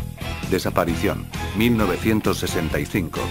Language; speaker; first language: Spanish; native; Spanish